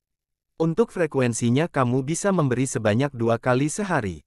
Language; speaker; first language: Indonesian; native; Indonesian